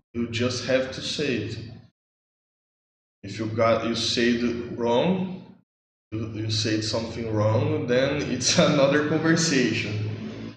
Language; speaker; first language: English; non-native, learner; Portuguese